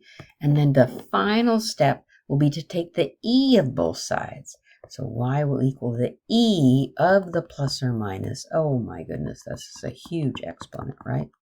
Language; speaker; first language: English; native; English